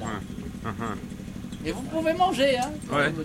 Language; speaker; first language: French; non-native, learner; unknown